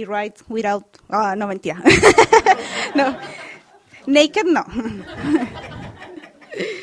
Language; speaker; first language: English; non-native, fluent; Spanish